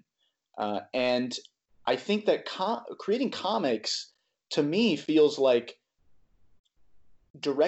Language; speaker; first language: English; native; English